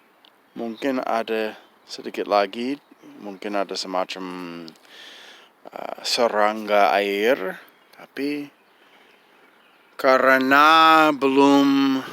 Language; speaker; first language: Indonesian; non-native, fluent; English